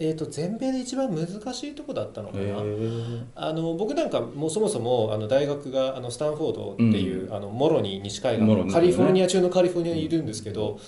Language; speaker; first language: Japanese; non-native, fluent; Chinese